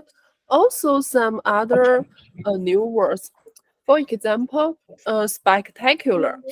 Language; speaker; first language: English; non-native, learner; Chinese